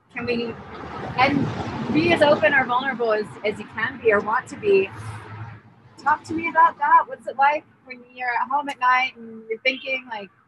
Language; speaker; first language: English; native; English